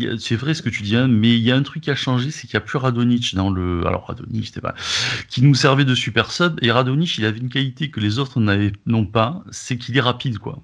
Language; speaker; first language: French; native; French